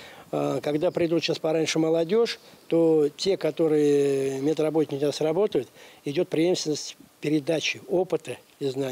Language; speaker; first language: Russian; native; Russian